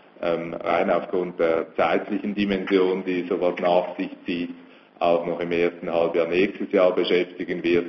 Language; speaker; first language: German; native; German